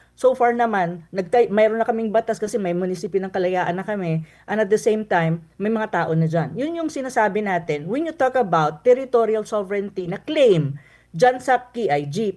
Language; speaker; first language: Filipino; non-native, local second language; Cebuano